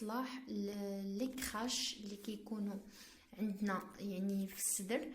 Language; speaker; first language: Arabic; native; Arabic